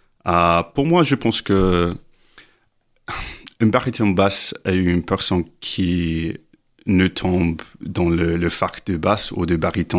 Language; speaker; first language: French; non-native, learner; English